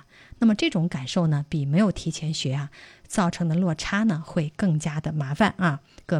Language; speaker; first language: Chinese; native; Chinese